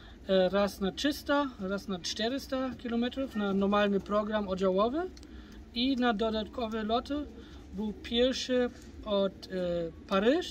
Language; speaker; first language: Polish; early bilingual, heritage; German